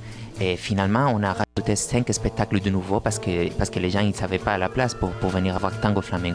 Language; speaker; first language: French; non-native, fluent; Spanish